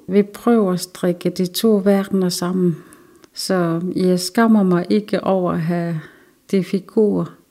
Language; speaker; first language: Danish; non-native, local second language; Kalaallisut